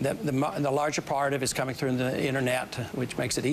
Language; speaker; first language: English; native; English